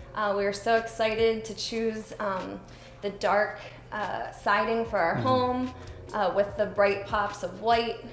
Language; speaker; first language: English; native; English